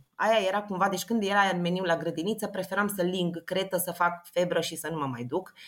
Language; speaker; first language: Romanian; native; Romanian